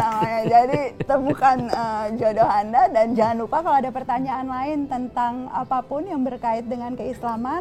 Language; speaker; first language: Indonesian; native; Indonesian